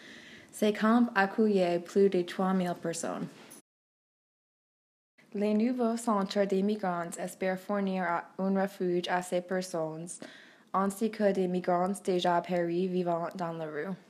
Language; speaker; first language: French; non-native, learner; English